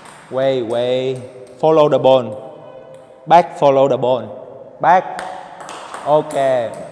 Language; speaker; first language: English; non-native, learner; Vietnamese